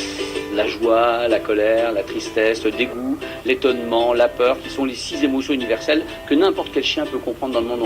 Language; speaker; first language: French; native; French